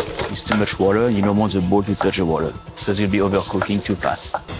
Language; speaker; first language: English; non-native, fluent; French